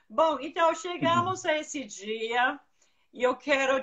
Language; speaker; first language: Portuguese; non-native, fluent; English